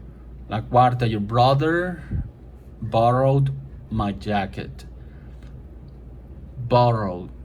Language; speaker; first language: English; non-native, fluent; Spanish